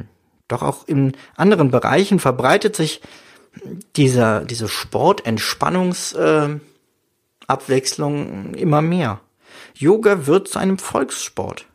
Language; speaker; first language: German; native; German